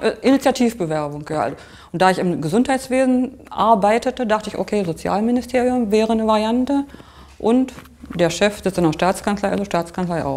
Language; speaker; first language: German; native; German